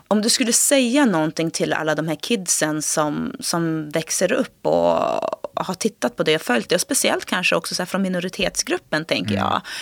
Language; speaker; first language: Swedish; early bilingual, other home language; Portuguese